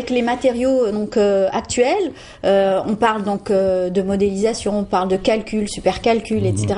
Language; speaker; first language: French; native; French